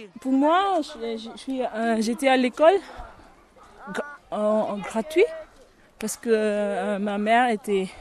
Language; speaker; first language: French; non-native, learner; Tibetan